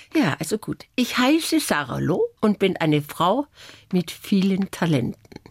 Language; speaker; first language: German; native; German